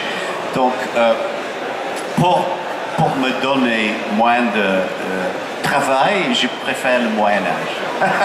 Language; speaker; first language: French; non-native, fluent; English